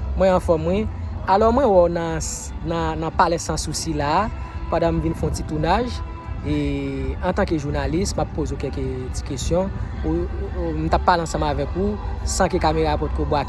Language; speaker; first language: French; non-native, local second language; Haitian Creole